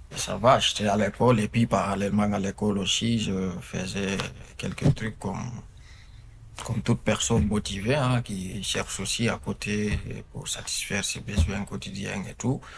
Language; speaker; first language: French; non-native, local second language; Fula